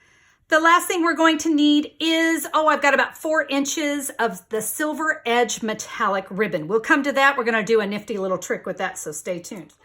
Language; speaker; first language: English; native; English